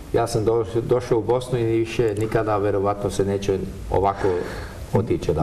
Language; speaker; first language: Croatian; early bilingual, heritage; Croatian